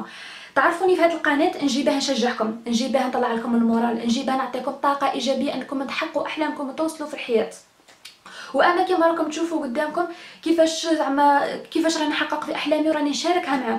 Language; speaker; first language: Arabic; native; Arabic